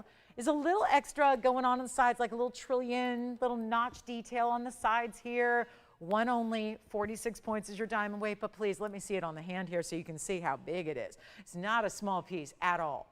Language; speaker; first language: English; native; English